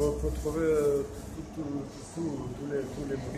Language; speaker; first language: French; non-native, fluent; Russian